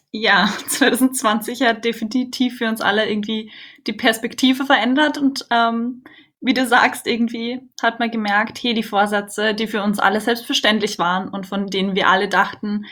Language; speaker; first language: German; native; German